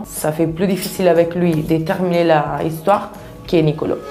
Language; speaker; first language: French; non-native, learner; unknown